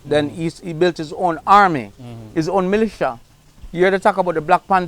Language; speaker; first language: English; native; English